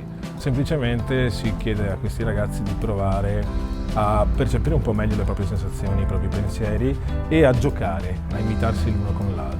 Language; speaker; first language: Italian; native; Italian